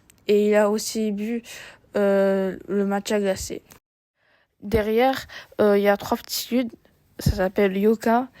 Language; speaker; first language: French; non-native, learner; Japanese